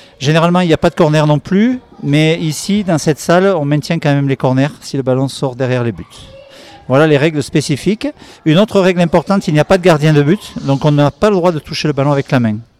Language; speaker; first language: French; native; French